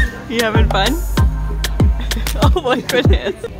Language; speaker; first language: English; native; English